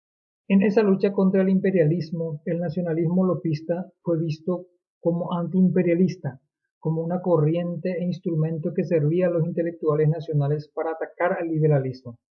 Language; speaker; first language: Spanish; native; Spanish